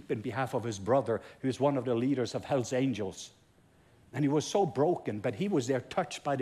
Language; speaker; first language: English; non-native, fluent; Norwegian